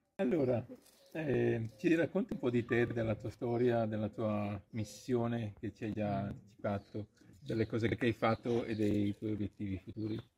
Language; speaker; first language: Italian; native; Italian